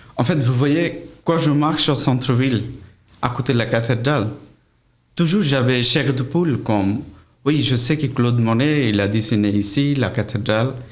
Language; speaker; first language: French; non-native, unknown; Bangla